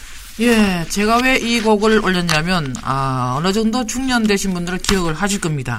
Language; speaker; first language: Korean; native; Korean